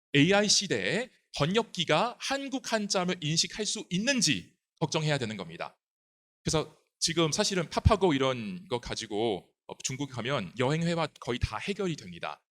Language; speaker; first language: Korean; non-native, fluent; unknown